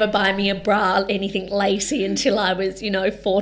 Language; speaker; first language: English; native; English